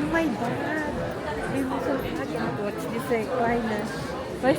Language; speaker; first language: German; non-native, fluent; Filipino